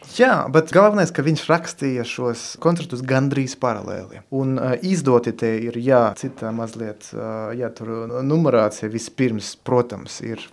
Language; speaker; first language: Latvian; non-native, local second language; Russian